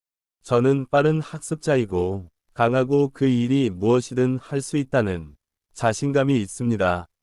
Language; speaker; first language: Korean; non-native, learner; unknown